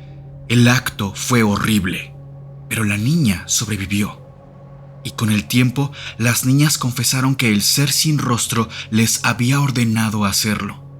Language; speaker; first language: Spanish; native; Spanish